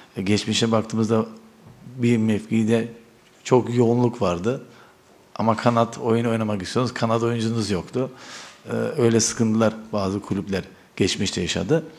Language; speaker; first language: Turkish; early bilingual, heritage; Turkish